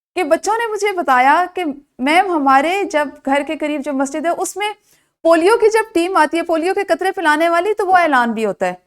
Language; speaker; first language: Urdu; non-native, local second language; Punjabi